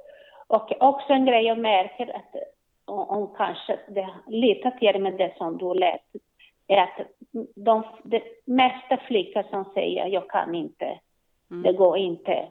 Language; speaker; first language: Swedish; non-native, learner; Portuguese